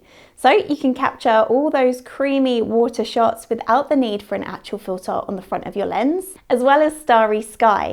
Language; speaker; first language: English; native; English